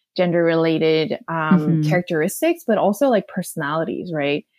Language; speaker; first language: English; non-native, fluent; Korean